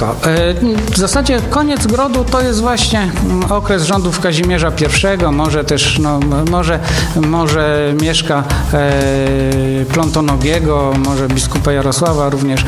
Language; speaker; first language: Polish; native; Polish